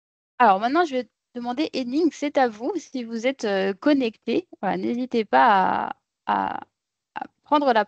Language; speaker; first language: French; native; French